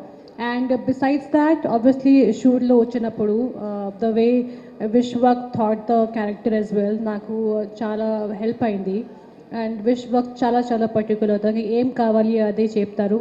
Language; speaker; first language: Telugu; non-native, local second language; Hindi